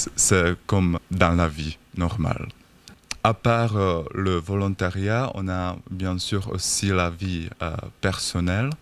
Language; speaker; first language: French; non-native, fluent; Czech